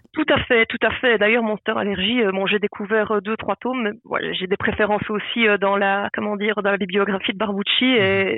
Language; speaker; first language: French; native; French